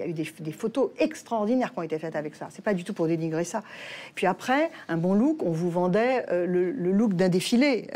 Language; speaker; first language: French; native; French